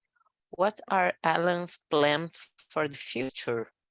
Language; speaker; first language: English; non-native, learner; Portuguese